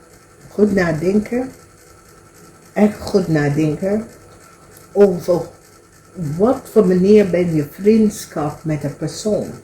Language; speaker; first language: Dutch; non-native, learner; English